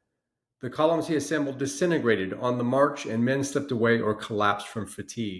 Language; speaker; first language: English; native; English